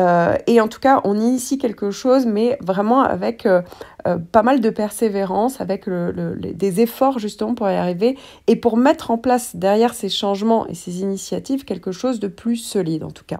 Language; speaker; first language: French; native; French